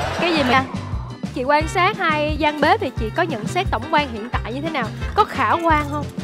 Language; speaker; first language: Vietnamese; native; Vietnamese